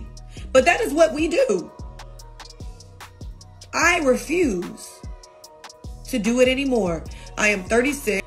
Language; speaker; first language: English; native; English